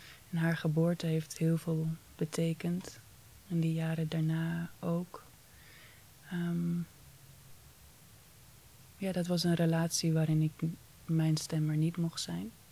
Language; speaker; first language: Dutch; early bilingual, other home language; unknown